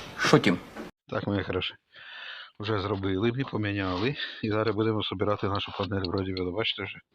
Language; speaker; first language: Ukrainian; native; Ukrainian